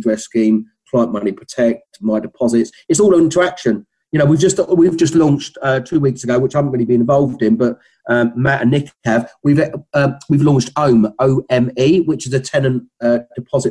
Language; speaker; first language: English; native; English